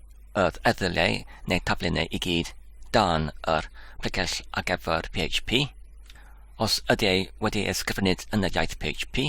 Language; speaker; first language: Welsh; non-native, learner; English